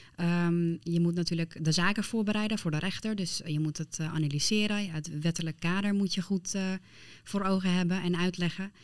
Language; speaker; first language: Dutch; early bilingual, other home language; Persian